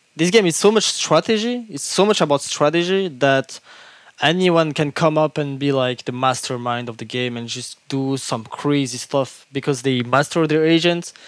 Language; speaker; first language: English; non-native, fluent; French